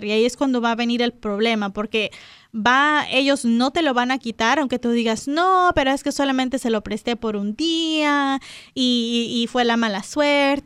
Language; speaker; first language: Spanish; native; Spanish